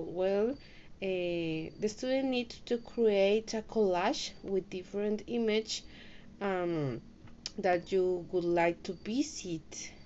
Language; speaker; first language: English; non-native, learner; Spanish